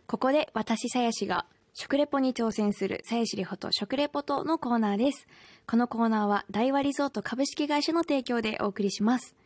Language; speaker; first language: Japanese; native; Japanese